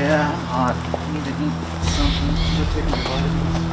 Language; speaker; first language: English; native; English